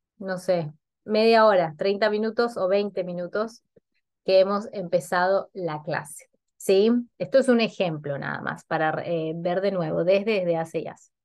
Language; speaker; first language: Spanish; native; Spanish